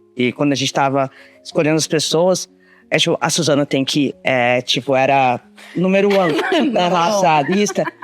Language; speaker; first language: Portuguese; native; Portuguese